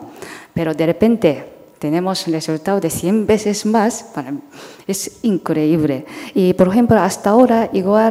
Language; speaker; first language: Spanish; non-native, fluent; Japanese